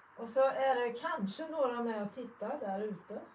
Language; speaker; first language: Swedish; native; Swedish